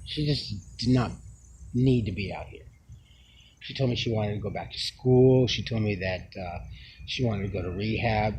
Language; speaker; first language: English; native; English